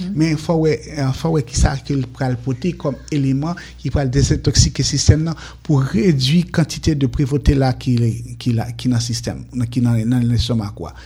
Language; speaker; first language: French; non-native, local second language; Haitian Creole